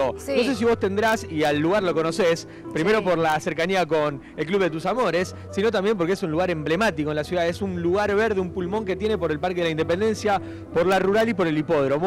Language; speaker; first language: Spanish; native; Spanish